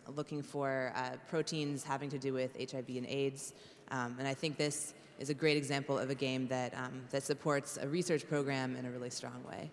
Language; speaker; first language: English; native; English